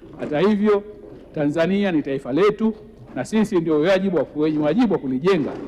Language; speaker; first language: Swahili; native; Swahili